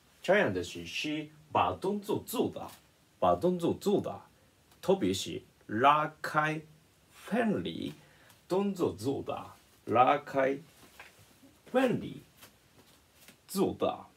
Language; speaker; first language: Chinese; non-native, learner; Japanese